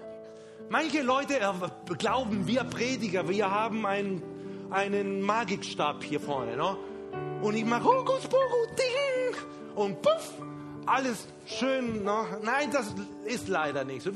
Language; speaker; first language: German; non-native, fluent; Spanish